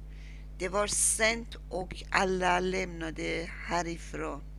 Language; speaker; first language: Swedish; non-native, learner; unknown